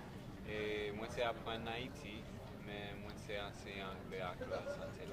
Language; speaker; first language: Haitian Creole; non-native, learner; English